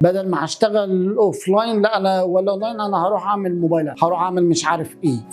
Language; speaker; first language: Arabic; native; Arabic